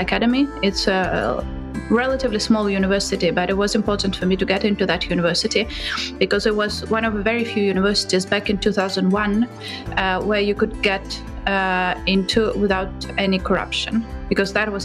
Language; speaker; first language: English; non-native, fluent; Ukrainian